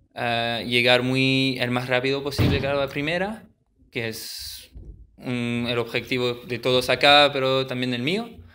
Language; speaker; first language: Spanish; early bilingual, heritage; French